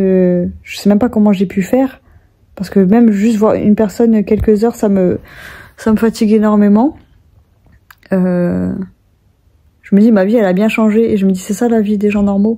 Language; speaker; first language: French; native; French